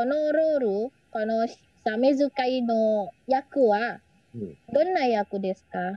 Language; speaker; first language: Japanese; non-native, learner; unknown